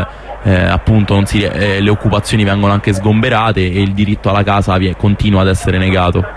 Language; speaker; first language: Italian; native; Italian